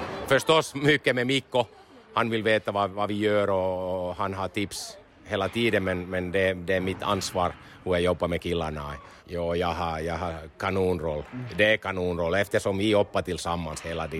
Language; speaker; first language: Swedish; non-native, learner; Finnish